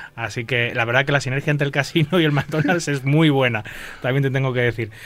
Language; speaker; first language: Spanish; native; Spanish